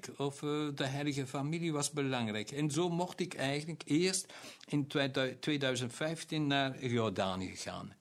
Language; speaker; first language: Dutch; non-native, local second language; German